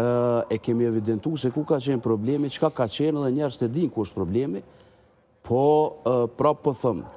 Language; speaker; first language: Albanian; native; Albanian